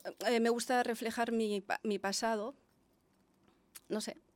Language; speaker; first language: Spanish; non-native, fluent; Lithuanian